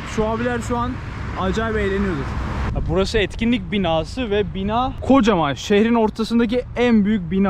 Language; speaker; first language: Turkish; native; Turkish